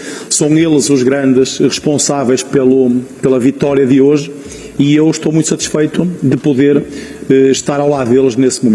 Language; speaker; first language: Portuguese; native; Portuguese